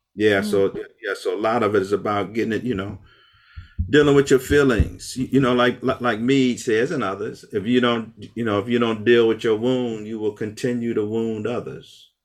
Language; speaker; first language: English; native; English